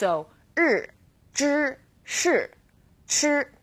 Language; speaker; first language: Chinese; non-native, fluent; English